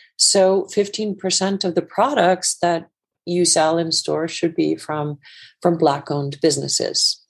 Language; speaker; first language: English; non-native, fluent; Icelandic